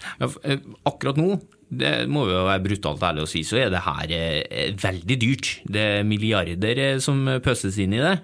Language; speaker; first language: Norwegian; native; Norwegian